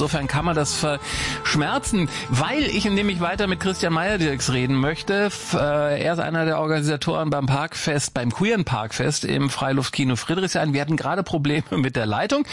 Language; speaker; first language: German; native; German